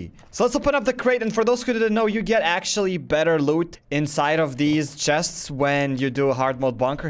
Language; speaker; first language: English; non-native, fluent; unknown